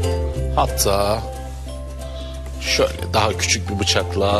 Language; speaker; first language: Turkish; native; Turkish